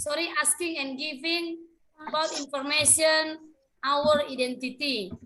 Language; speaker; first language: English; non-native, learner; Indonesian